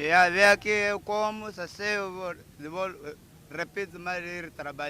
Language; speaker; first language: Portuguese; non-native, local second language; Makhuwa